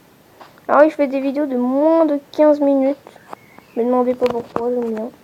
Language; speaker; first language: French; native; French